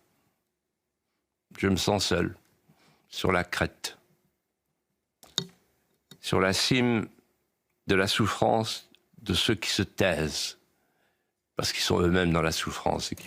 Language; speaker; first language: French; native; French